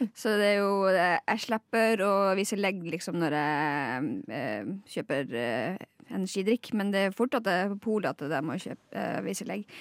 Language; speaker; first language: Norwegian; native; Norwegian